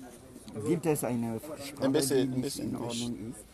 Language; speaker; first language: German; non-native, learner; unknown